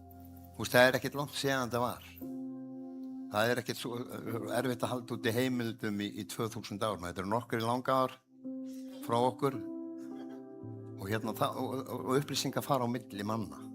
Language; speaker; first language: Icelandic; native; Icelandic